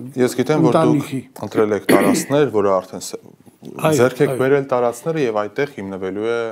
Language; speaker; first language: Armenian; native; Armenian